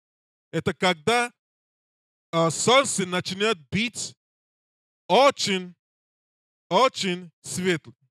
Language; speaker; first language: Russian; non-native, learner; English